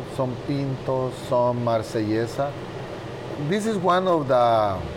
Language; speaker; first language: English; non-native, learner; Spanish